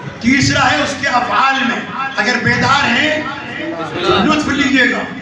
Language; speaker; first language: Urdu; non-native, local second language; Sindhi